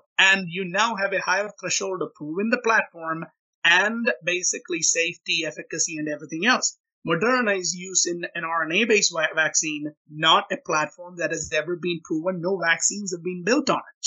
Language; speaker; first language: English; non-native, local second language; Malayalam